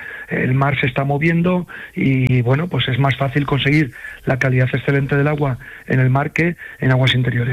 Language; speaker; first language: Spanish; native; Spanish